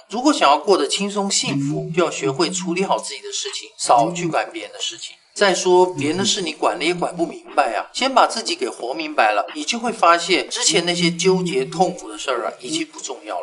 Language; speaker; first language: Chinese; native; Chinese